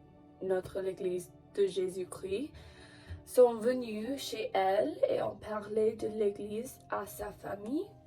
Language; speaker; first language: French; non-native, learner; English